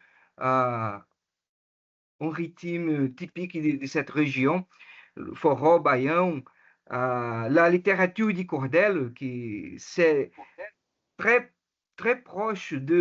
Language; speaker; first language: French; non-native, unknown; Portuguese